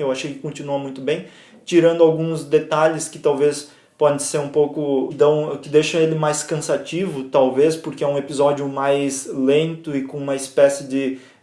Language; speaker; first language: Portuguese; native; Portuguese